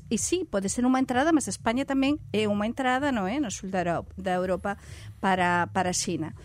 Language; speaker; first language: Portuguese; non-native, fluent; Spanish